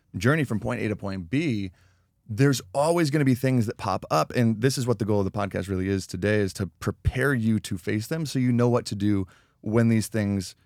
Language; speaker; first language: English; native; English